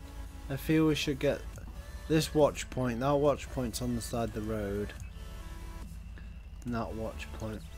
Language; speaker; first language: English; native; English